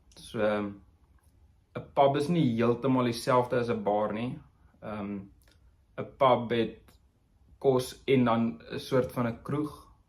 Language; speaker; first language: Afrikaans; native; Afrikaans